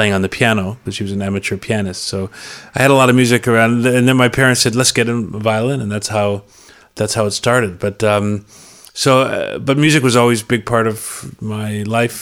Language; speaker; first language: English; native; English